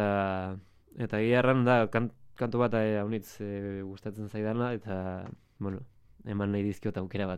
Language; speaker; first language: Basque; native; Basque